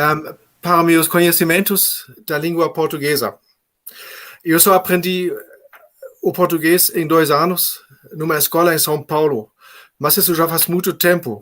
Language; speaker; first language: Portuguese; non-native, fluent; German